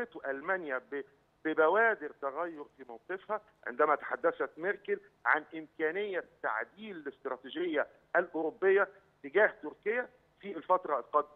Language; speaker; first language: Arabic; native; Arabic